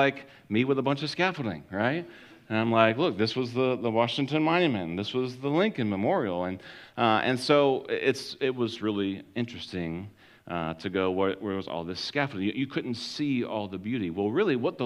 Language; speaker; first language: English; native; English